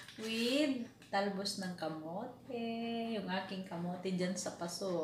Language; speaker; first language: Filipino; native; Filipino